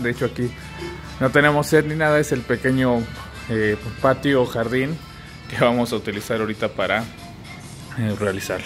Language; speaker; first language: Spanish; native; Spanish